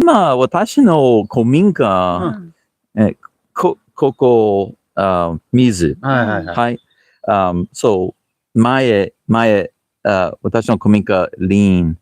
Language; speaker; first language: Japanese; non-native, learner; English